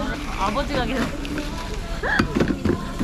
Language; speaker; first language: Korean; native; Korean